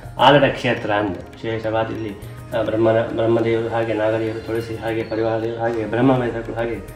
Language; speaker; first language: Kannada; non-native, local second language; Tulu